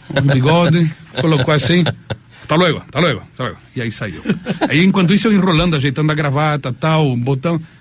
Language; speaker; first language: Portuguese; early bilingual, other home language; Spanish